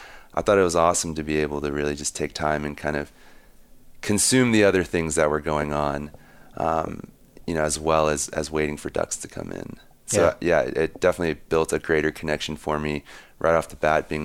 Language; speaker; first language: English; native; English